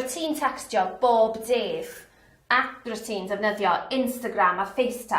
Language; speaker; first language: Welsh; non-native, learner; English